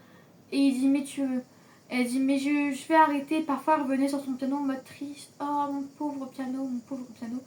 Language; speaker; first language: French; native; French